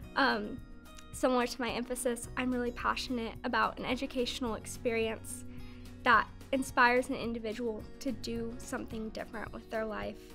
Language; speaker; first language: English; native; English